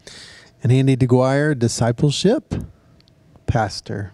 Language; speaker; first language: English; native; English